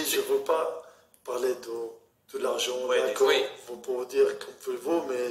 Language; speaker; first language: French; non-native, learner; Arabic